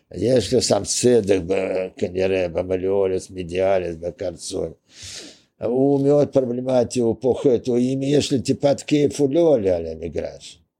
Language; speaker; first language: Hebrew; non-native, fluent; Russian